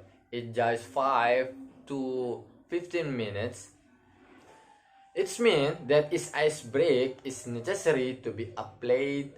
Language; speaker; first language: English; non-native, learner; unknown